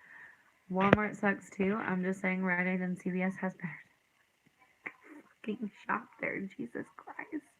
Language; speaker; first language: English; native; English